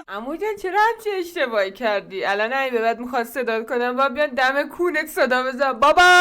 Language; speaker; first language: Persian; non-native, local second language; Azerbaijani